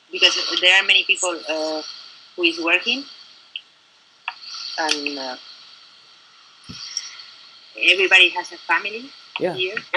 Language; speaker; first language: English; non-native, learner; Spanish